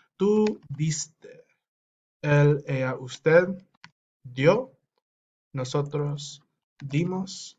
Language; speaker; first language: Spanish; non-native, fluent; English